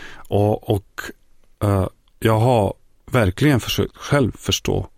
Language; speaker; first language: Swedish; non-native, fluent; Bosnian